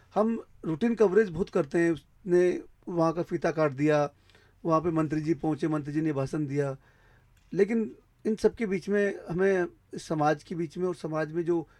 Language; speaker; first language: Hindi; native; Hindi